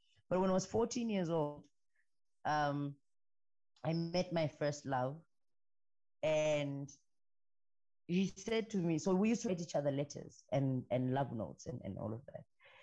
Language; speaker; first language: English; non-native, local second language; Xhosa